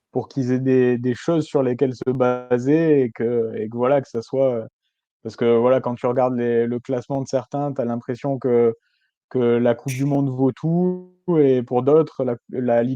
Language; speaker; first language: French; native; French